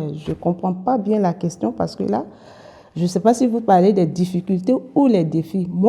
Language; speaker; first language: French; native; French